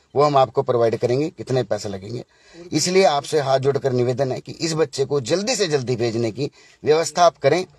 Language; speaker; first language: Hindi; native; Hindi